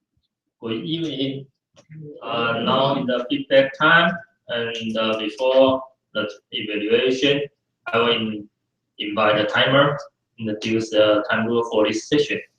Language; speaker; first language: English; non-native, fluent; Chinese